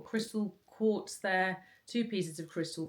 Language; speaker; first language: English; native; English